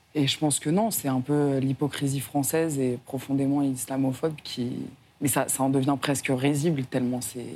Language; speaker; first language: French; native; French